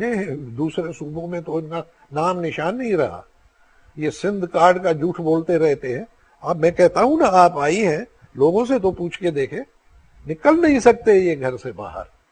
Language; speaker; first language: Urdu; non-native, local second language; Sindhi